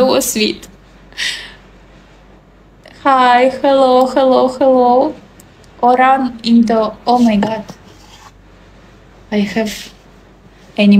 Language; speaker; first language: English; non-native, learner; Russian